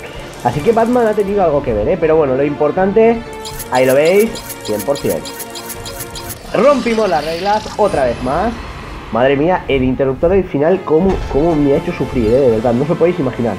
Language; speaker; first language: Spanish; native; Spanish